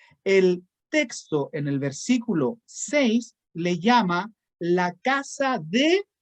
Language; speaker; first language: Spanish; native; Spanish